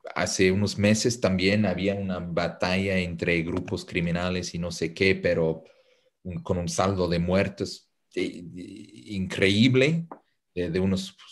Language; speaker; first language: Spanish; non-native, fluent; English